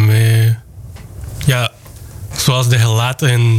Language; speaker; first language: Dutch; non-native, learner; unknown